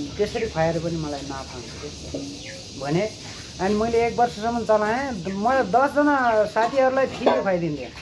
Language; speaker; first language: Nepali; native; Nepali